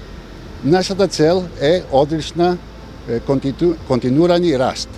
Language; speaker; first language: Macedonian; non-native, learner; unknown